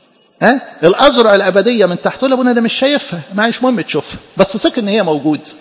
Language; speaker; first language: Arabic; native; Arabic